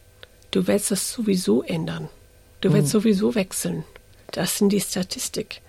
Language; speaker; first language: German; early bilingual, heritage; English